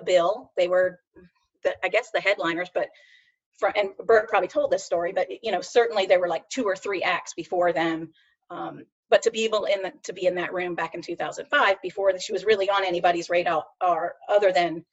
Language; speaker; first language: English; native; English